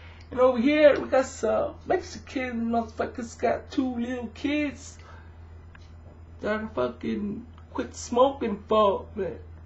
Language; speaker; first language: English; early bilingual, other home language; Vietnamese